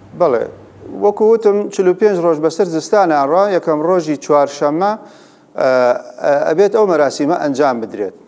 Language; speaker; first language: Central Kurdish; non-native, local second language; Gurani